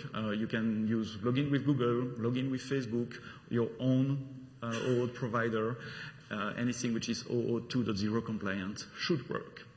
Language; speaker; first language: English; non-native, fluent; French